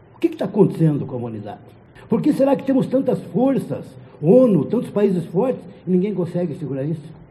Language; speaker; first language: Portuguese; early bilingual, other home language; Arabic